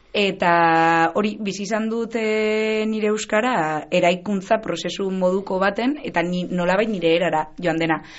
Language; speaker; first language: Basque; non-native, local second language; Spanish